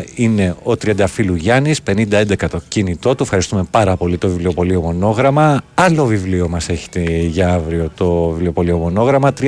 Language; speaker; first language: Greek; non-native, fluent; Arabic